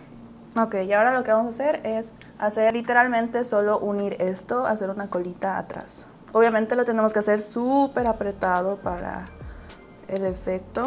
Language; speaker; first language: Spanish; native; Spanish